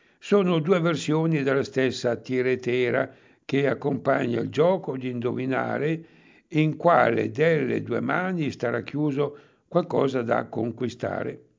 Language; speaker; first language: Italian; native; Italian